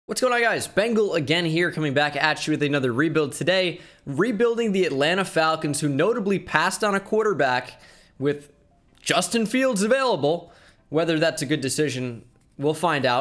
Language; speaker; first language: English; native; English